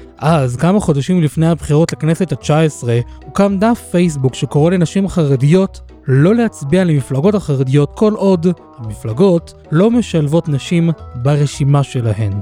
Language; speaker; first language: Hebrew; native; Hebrew